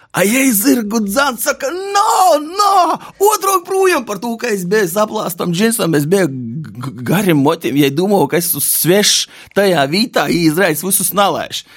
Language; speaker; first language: Latvian; native; Latvian